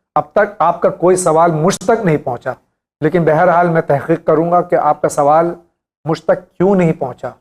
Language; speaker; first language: Urdu; native; Urdu